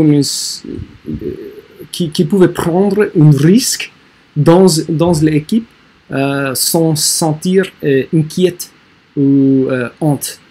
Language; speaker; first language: French; non-native, learner; English